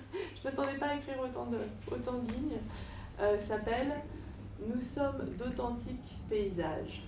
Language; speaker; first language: French; native; French